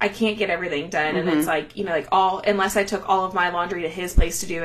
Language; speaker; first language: English; native; English